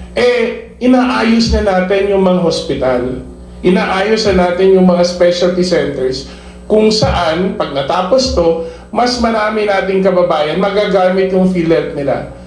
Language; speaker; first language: Filipino; native; Filipino